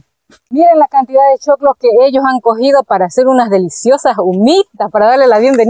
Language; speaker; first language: Spanish; native; Spanish